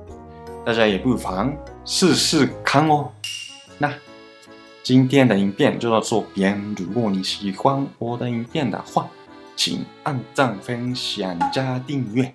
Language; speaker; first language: Chinese; non-native, fluent; Japanese